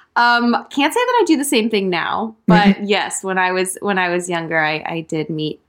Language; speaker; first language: English; native; English